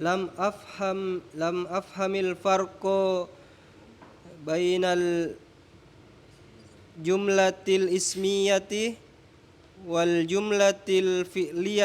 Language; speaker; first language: Arabic; non-native, learner; Indonesian